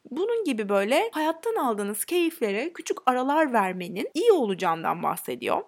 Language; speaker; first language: Turkish; native; Turkish